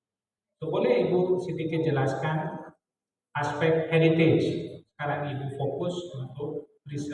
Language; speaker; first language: Indonesian; non-native, fluent; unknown